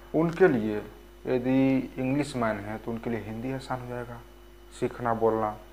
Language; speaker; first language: Hindi; non-native, local second language; Bhojpuri